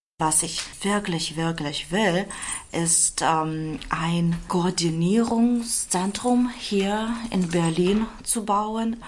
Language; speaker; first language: German; non-native, fluent; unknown